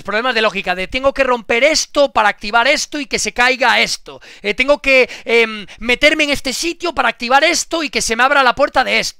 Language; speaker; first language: Spanish; native; Spanish